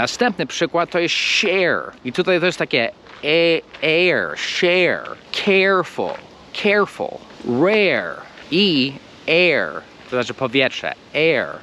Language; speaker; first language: Polish; non-native, fluent; English